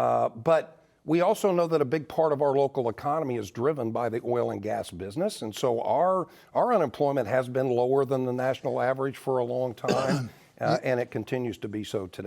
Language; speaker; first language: English; native; English